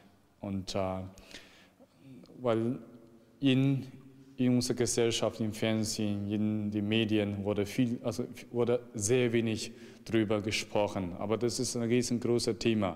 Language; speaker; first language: German; non-native, fluent; Chinese